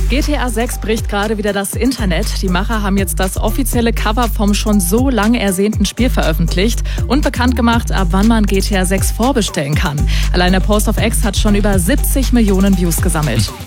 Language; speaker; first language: German; native; German